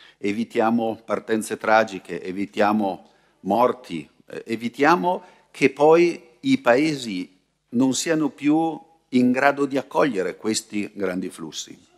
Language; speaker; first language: Italian; native; Italian